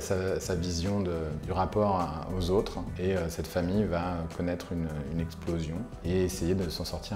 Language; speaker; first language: French; native; French